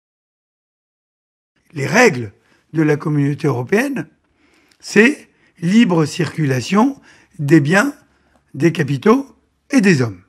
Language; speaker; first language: French; native; French